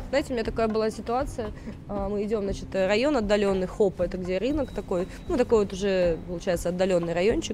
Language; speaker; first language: Russian; native; Russian